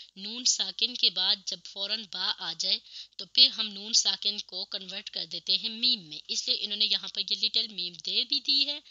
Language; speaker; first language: Urdu; native; Urdu